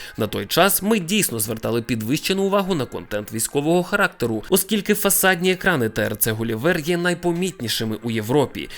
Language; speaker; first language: Ukrainian; native; Ukrainian